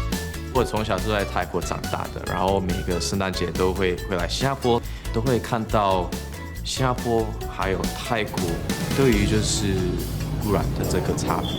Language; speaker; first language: Chinese; early bilingual, heritage; Chinese